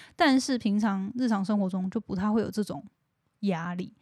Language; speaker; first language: Chinese; native; Chinese